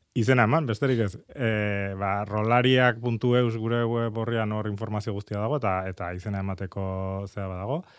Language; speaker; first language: Basque; native; Basque